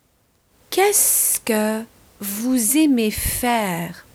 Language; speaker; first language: French; non-native, fluent; English